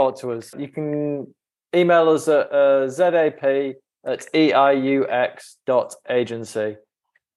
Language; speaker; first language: English; native; English